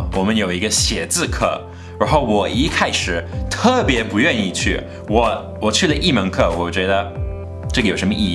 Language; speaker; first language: Chinese; non-native, fluent; English